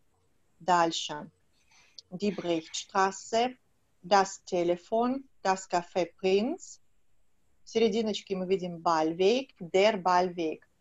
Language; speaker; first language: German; non-native, fluent; Russian